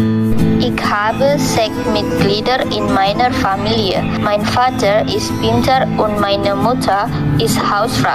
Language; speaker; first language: German; non-native, learner; Indonesian